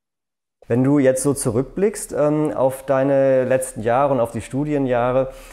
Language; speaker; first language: German; native; German